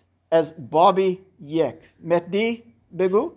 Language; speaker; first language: Persian; non-native, learner; German